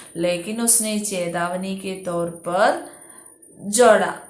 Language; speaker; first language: Hindi; non-native, local second language; Malayalam